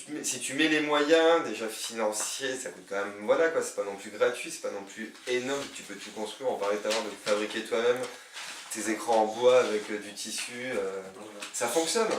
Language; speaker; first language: French; native; French